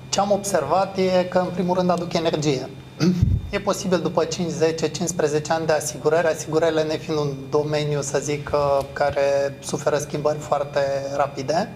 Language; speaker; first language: Romanian; native; Romanian